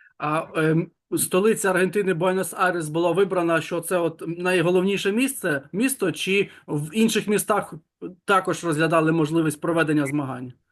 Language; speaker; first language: Ukrainian; native; Ukrainian